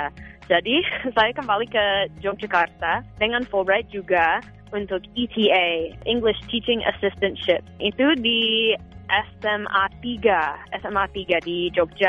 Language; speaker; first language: Indonesian; non-native, fluent; English